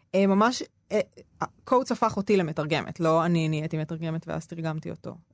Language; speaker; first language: Hebrew; native; Hebrew